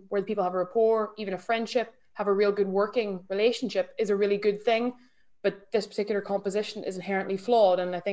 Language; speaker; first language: English; native; English